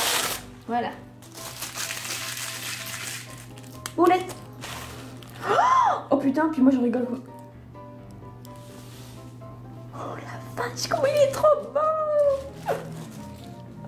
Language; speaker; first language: French; native; French